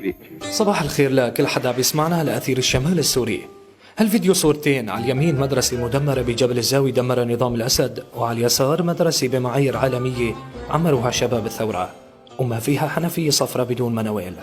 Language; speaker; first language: Arabic; native; Arabic